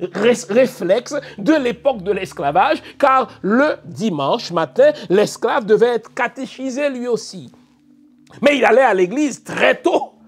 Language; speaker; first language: French; non-native, local second language; Haitian Creole